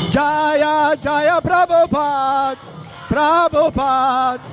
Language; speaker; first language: English; non-native, fluent; Czech